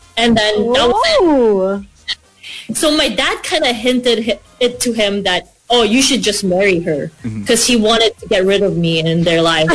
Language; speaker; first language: English; non-native, local second language; Korean